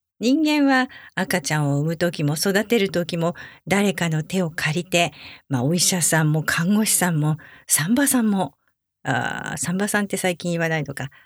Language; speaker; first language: Japanese; native; Japanese